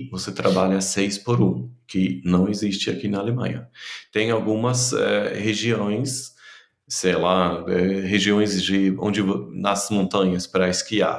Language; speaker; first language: Portuguese; non-native, fluent; German